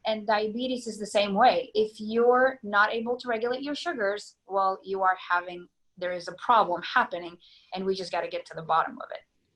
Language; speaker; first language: English; non-native, fluent; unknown